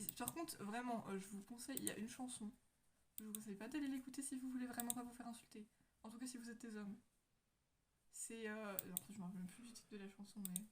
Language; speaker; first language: French; native; French